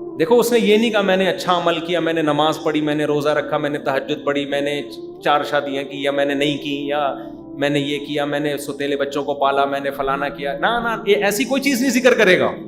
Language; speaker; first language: Urdu; native; Urdu